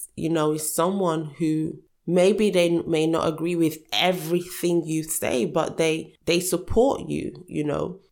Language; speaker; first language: English; early bilingual, other home language; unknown